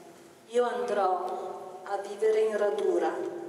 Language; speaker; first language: Italian; native; Italian